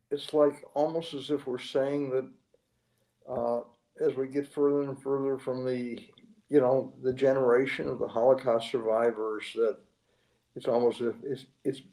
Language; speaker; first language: English; native; English